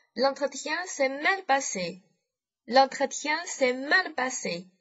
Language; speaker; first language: French; non-native, fluent; Chinese